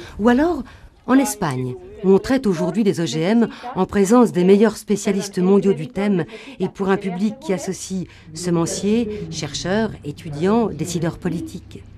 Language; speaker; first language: French; native; French